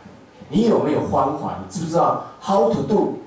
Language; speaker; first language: Chinese; native; Chinese